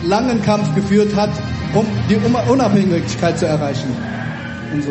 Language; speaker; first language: German; early bilingual, other home language; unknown